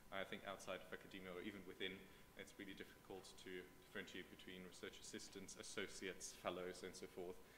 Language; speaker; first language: English; non-native, fluent; German